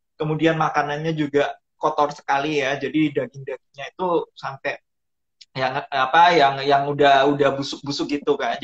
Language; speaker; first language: Indonesian; native; Indonesian